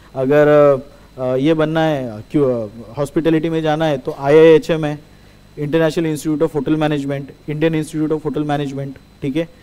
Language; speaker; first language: Hindi; non-native, local second language; Marathi